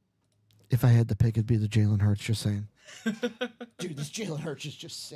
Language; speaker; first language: English; native; English